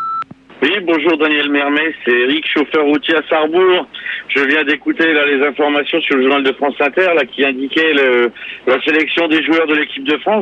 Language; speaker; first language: French; native; French